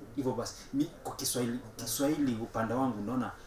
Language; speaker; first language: Swahili; non-native, local second language; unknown